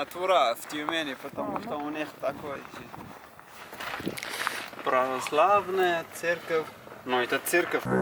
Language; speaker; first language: Russian; non-native, learner; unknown